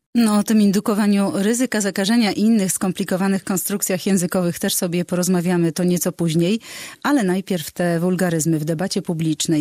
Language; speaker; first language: Polish; native; Polish